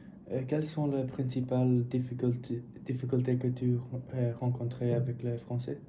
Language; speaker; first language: French; non-native, learner; English